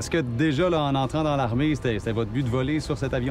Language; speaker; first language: French; native; French